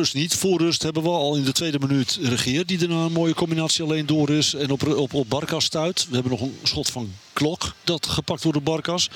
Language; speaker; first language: Dutch; native; Dutch